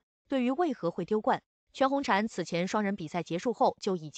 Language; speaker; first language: Chinese; native; Chinese